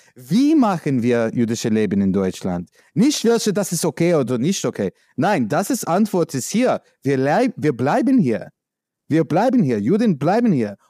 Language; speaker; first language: German; non-native, learner; English